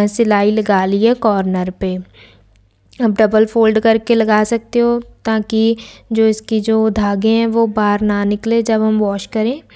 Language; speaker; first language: Hindi; non-native, local second language; Punjabi